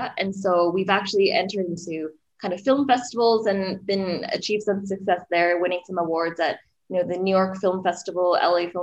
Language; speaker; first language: English; native; English